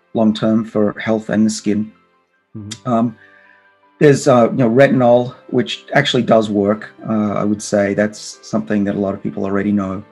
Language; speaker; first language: English; native; English